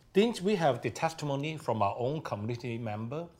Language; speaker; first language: English; non-native, local second language; Cantonese